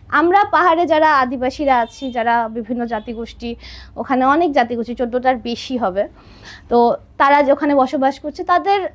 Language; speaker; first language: Bangla; non-native, local second language; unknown